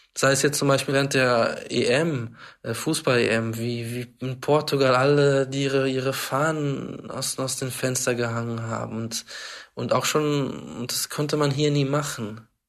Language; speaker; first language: German; early bilingual, heritage; German